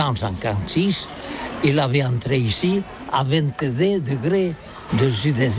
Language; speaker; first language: French; non-native, learner; Catalan